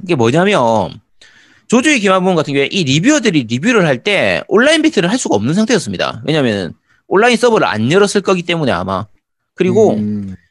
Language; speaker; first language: Korean; native; Korean